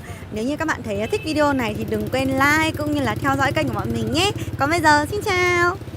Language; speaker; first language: Vietnamese; native; Vietnamese